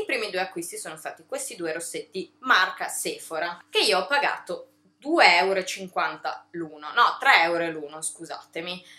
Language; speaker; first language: Italian; native; Italian